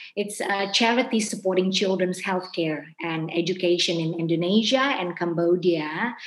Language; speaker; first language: English; non-native, fluent; Indonesian